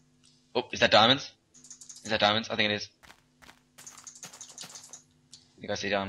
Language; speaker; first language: English; native; English